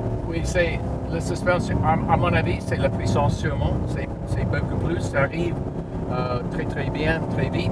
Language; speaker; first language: French; non-native, learner; English